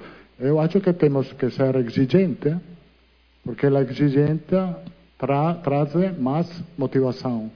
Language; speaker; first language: Portuguese; non-native, fluent; Italian